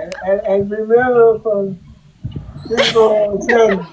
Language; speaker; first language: Spanish; non-native, learner; Haitian Creole